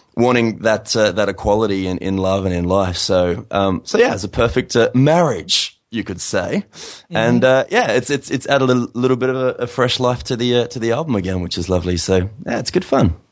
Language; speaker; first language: English; native; English